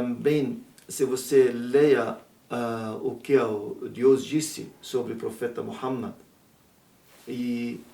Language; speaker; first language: Portuguese; non-native, learner; Arabic